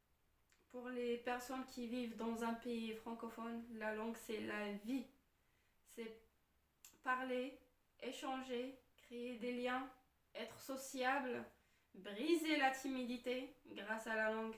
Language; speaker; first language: French; non-native, fluent; Arabic